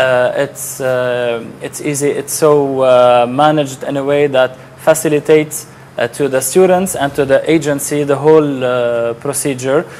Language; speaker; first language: English; non-native, local second language; Arabic